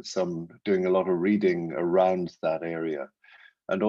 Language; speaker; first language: English; native; English